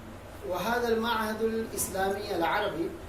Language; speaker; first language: Arabic; non-native, fluent; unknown